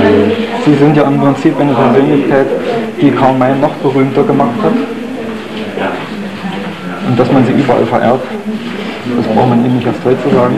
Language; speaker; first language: German; native; German